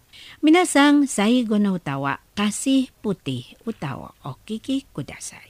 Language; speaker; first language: Japanese; non-native, fluent; Indonesian